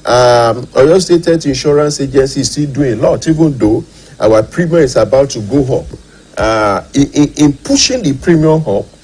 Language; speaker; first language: English; non-native, local second language; Yoruba